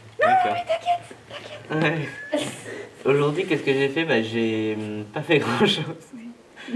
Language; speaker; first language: French; native; French